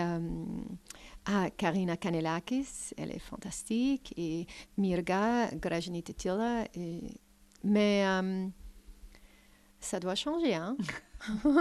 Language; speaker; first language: French; non-native, learner; English